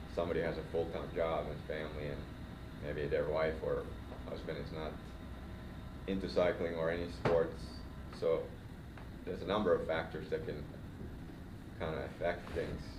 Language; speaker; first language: English; non-native, fluent; Swedish